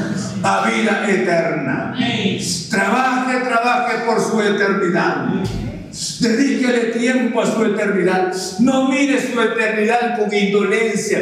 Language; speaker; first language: Spanish; native; Spanish